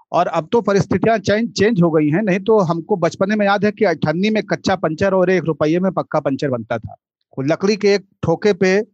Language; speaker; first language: Hindi; native; Hindi